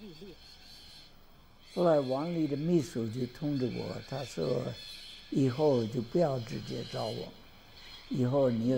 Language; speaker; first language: Chinese; non-native, fluent; English